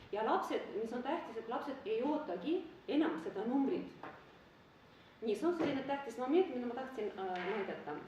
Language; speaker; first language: Estonian; non-native, local second language; Russian